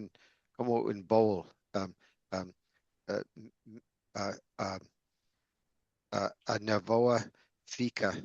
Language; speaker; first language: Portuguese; non-native, fluent; English